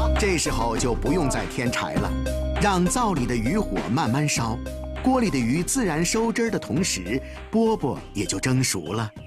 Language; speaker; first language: Chinese; native; Chinese